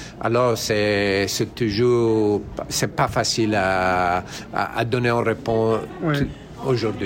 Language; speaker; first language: French; non-native, learner; Italian